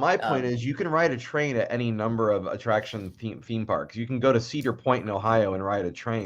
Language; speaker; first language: English; native; English